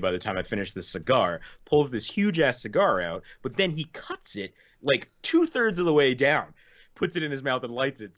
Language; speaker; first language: English; native; English